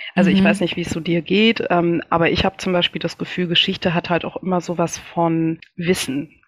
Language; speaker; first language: German; early bilingual, other home language; Kinyarwanda